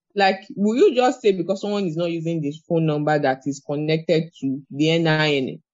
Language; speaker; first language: English; non-native, local second language; Yoruba